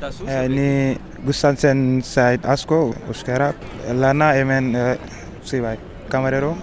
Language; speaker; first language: Basque; non-native, learner; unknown